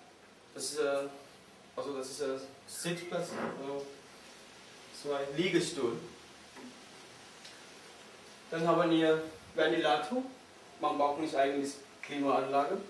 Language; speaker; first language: German; non-native, learner; Sinhala